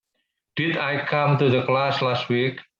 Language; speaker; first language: English; non-native, fluent; Indonesian